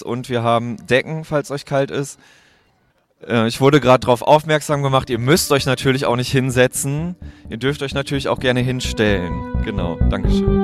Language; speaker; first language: German; native; German